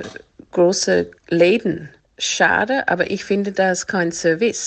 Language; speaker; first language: German; non-native, fluent; English